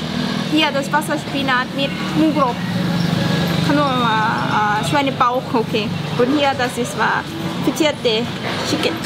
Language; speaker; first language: German; non-native, learner; Thai